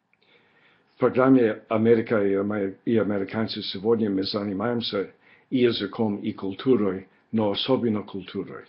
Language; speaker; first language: Russian; non-native, fluent; English